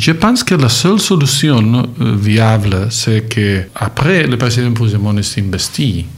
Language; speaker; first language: French; non-native, learner; Catalan